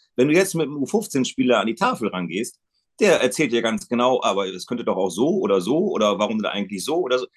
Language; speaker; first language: German; native; German